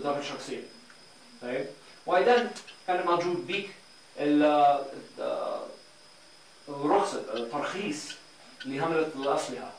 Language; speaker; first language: Arabic; non-native, learner; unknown